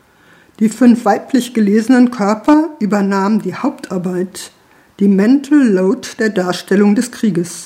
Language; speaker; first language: German; native; German